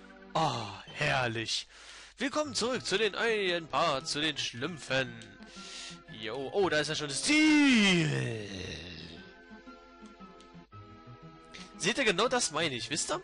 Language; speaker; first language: German; native; German